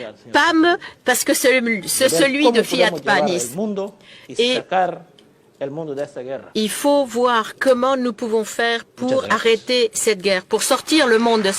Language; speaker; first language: French; non-native, local second language; Portuguese